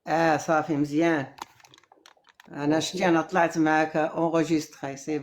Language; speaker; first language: Arabic; native; Arabic